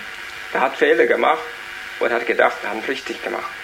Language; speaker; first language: German; non-native, learner; Vietnamese